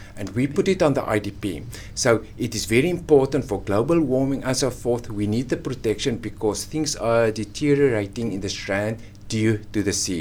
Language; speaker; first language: English; non-native, local second language; Afrikaans